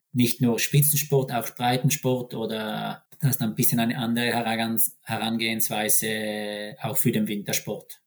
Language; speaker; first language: German; native; German